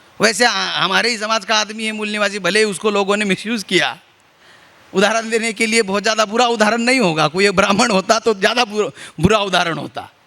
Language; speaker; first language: Hindi; non-native, local second language; Marathi